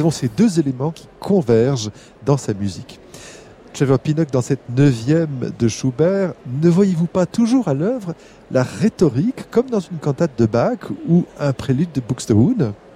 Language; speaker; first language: French; native; French